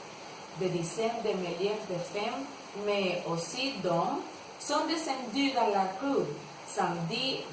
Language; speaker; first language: French; non-native, learner; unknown